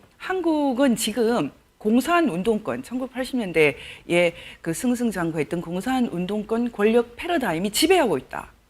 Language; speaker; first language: Korean; native; Korean